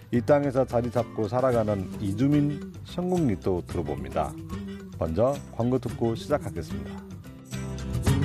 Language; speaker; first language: Korean; non-native, fluent; Nepali